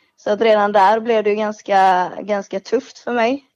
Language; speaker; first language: Swedish; native; Swedish